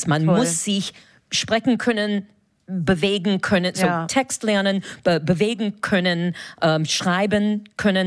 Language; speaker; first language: German; non-native, fluent; English